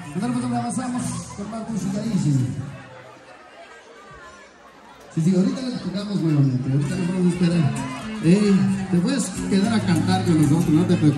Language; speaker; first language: Spanish; native; Spanish